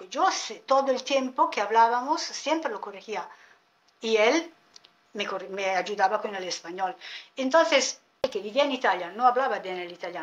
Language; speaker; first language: Spanish; non-native, fluent; Italian